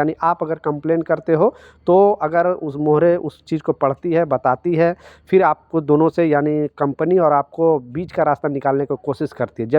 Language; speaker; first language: Hindi; native; Hindi